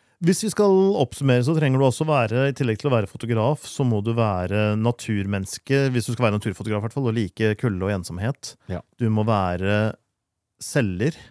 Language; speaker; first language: Norwegian; native; Norwegian